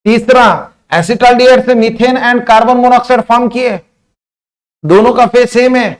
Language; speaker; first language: Hindi; non-native, local second language; Marathi